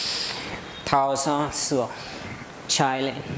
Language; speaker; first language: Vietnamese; non-native, learner; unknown